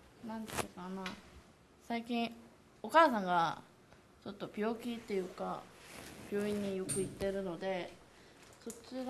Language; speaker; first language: Japanese; non-native, fluent; Korean